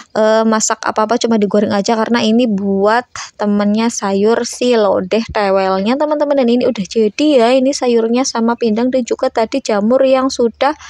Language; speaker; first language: Indonesian; native; Indonesian